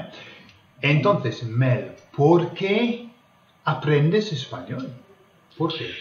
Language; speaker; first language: Spanish; non-native, fluent; English